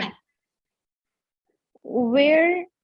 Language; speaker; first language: English; non-native, learner; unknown